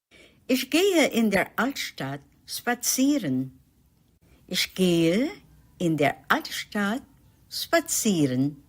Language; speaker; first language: German; non-native, fluent; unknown